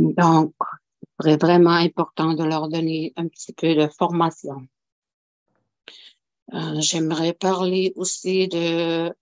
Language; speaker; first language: French; non-native, local second language; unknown